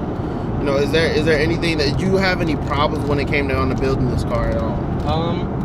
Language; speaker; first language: English; native; English